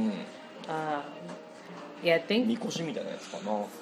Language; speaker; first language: English; non-native, learner; Japanese